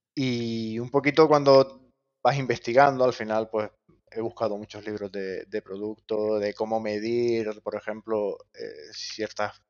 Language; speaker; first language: Spanish; native; Spanish